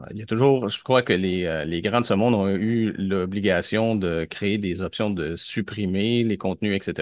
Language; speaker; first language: French; native; French